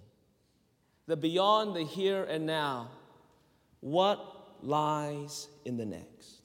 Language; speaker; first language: English; native; English